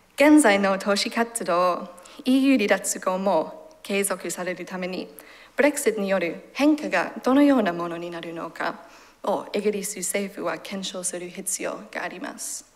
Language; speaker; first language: Japanese; non-native, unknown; English